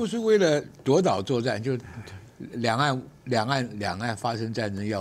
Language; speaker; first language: Chinese; native; Chinese